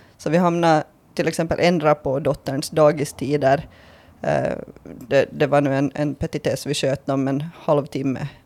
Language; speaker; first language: Swedish; native; Swedish